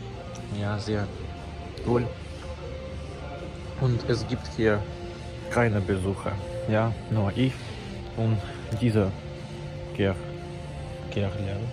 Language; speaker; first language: German; non-native, learner; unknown